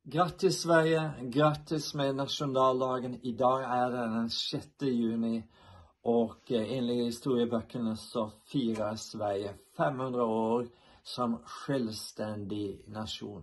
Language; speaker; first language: Swedish; non-native, fluent; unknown